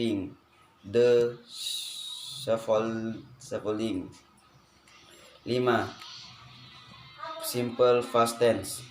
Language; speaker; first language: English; non-native, learner; Indonesian